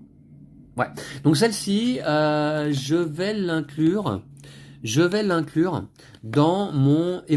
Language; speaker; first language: French; native; French